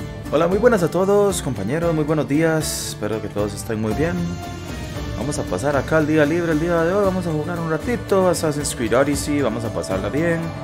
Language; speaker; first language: Spanish; native; Spanish